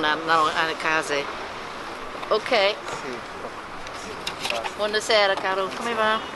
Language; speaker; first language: Italian; non-native, learner; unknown